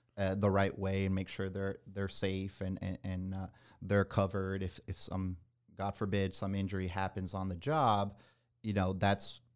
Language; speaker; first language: English; early bilingual, other home language; Spanish